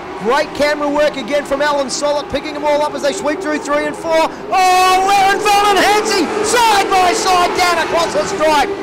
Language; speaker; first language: English; native; English